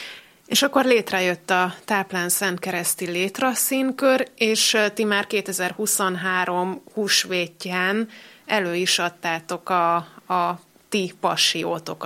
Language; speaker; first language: Hungarian; native; Hungarian